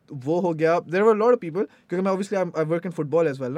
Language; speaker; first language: English; non-native, local second language; Hindi